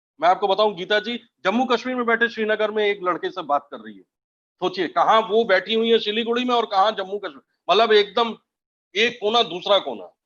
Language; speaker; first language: Hindi; native; Hindi